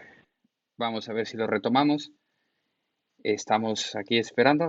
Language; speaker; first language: Spanish; native; Spanish